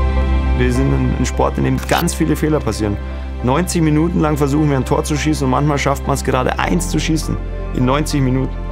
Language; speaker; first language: German; native; German